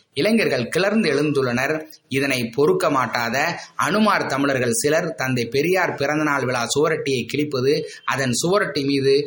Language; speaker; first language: Tamil; native; Tamil